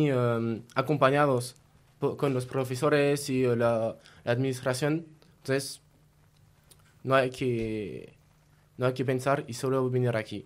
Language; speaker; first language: Spanish; non-native, learner; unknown